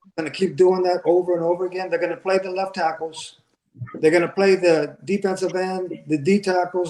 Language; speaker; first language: English; native; English